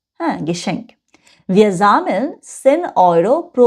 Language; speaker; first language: German; non-native, learner; Bangla